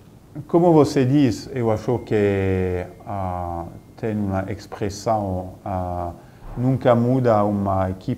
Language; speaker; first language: Portuguese; non-native, fluent; French